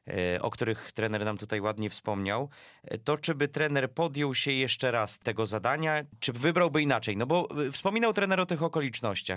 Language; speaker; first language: Polish; native; Polish